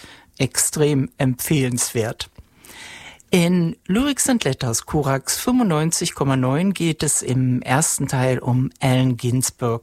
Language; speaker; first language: German; native; German